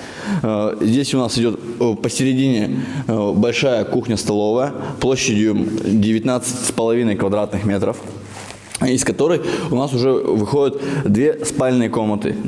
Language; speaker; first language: Russian; native; Russian